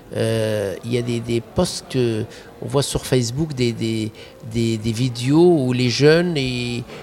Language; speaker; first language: French; non-native, local second language; Arabic